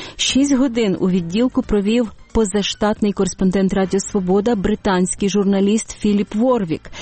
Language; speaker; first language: Ukrainian; native; Ukrainian